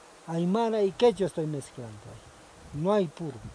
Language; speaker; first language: Spanish; non-native, local second language; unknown